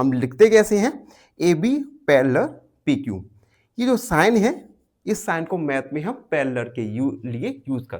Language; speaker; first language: Hindi; native; Hindi